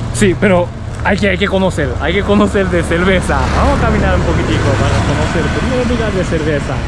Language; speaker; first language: Spanish; non-native, learner; Japanese